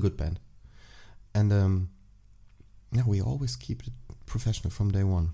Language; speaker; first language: English; non-native, fluent; German